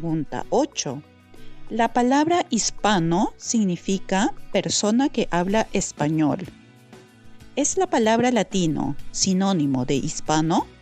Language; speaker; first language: Spanish; non-native, fluent; Norwegian